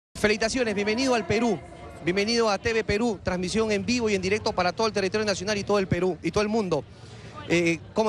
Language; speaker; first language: Spanish; native; Spanish